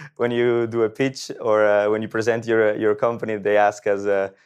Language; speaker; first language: English; non-native, fluent; Italian